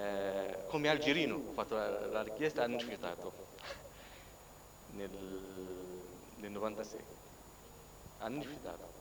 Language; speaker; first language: Italian; non-native, fluent; Arabic